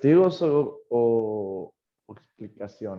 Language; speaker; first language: Spanish; native; Spanish